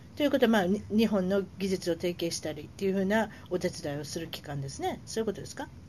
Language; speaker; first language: Japanese; native; Japanese